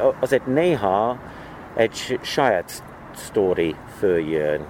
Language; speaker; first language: Hungarian; non-native, learner; English